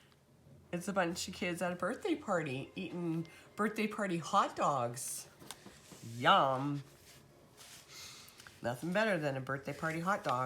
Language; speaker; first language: English; native; English